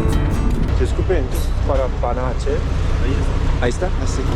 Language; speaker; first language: Spanish; non-native, learner; Korean